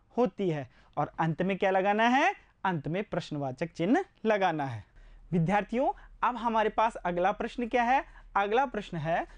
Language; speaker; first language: Hindi; native; Hindi